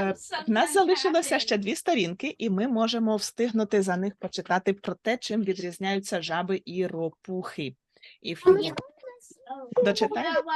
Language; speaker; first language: Ukrainian; native; Ukrainian